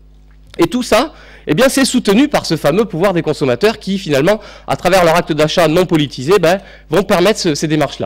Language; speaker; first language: French; native; French